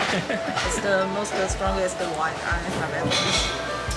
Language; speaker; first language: English; non-native, learner; Chinese